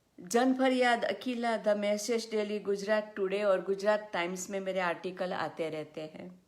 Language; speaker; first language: Hindi; non-native, local second language; Gujarati